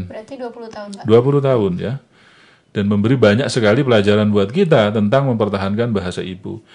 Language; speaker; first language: Indonesian; non-native, local second language; Malay